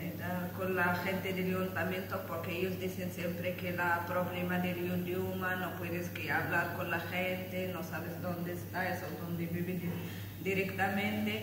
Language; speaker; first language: Spanish; non-native, learner; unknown